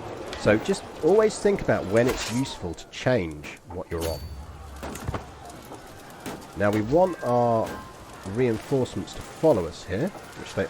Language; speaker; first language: English; native; English